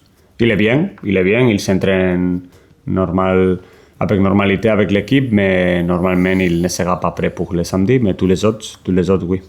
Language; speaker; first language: French; non-native, learner; Spanish